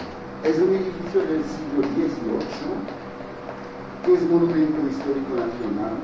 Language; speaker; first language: Spanish; non-native, fluent; French